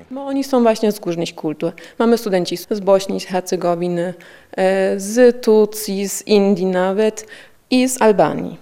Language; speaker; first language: Polish; non-native, fluent; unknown